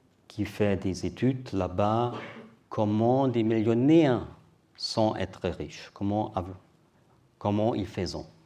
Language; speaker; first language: French; non-native, learner; German